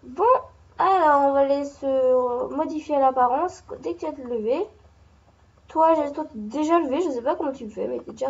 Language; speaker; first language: French; native; French